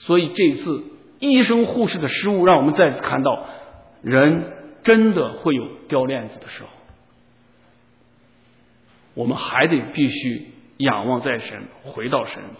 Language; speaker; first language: Chinese; native; Chinese